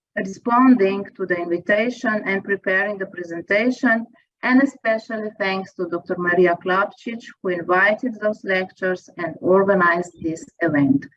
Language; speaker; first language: English; non-native, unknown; Slovenian